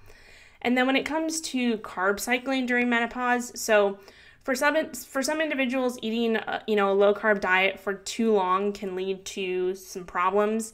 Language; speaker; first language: English; native; English